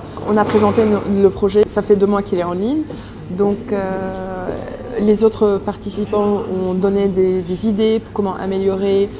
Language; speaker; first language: French; non-native, local second language; Arabic